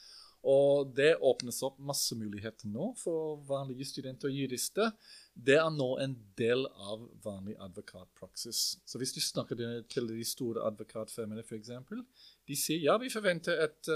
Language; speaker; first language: Norwegian; non-native, fluent; English